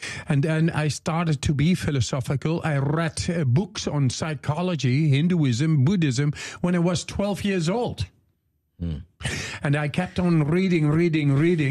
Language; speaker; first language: English; non-native, fluent; Dutch